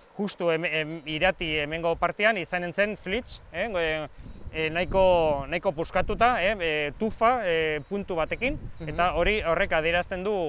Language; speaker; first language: Basque; native; Basque